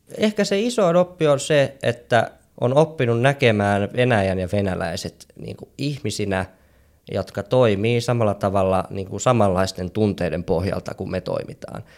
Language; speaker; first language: Finnish; native; Finnish